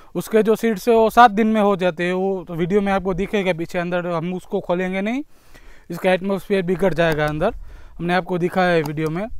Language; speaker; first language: Hindi; non-native, local second language; Gujarati